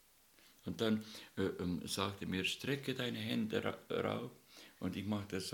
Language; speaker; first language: German; non-native, learner; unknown